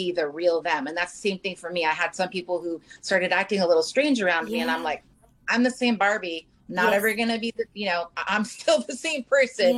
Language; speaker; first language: English; native; English